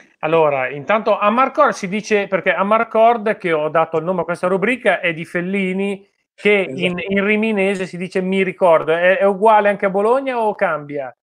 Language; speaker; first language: Italian; native; Italian